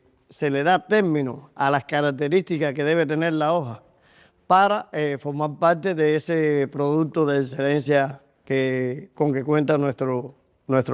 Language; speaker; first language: Spanish; native; Spanish